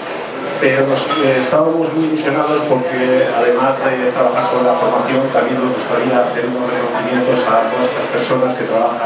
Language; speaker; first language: Spanish; native; Spanish